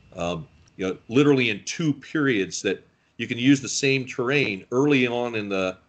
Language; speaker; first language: English; native; English